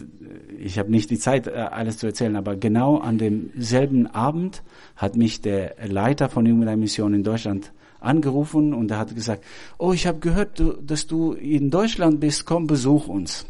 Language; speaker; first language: German; non-native, fluent; Albanian